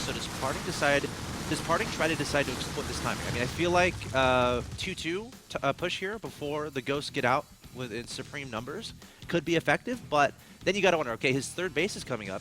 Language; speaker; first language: English; native; English